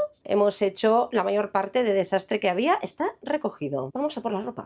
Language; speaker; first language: Spanish; native; Spanish